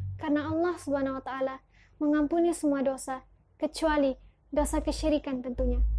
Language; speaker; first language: Indonesian; early bilingual, heritage; Indonesian